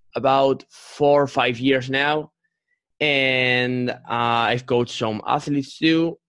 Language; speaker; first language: English; non-native, fluent; Spanish